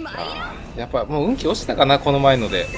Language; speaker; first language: Japanese; native; Japanese